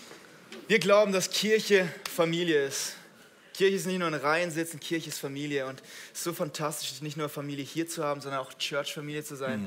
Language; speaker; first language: German; native; German